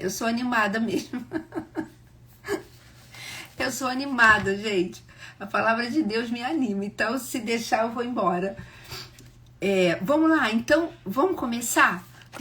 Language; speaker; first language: Portuguese; native; Portuguese